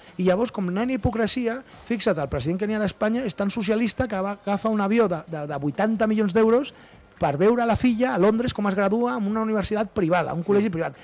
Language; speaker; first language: Catalan; non-native, local second language; Spanish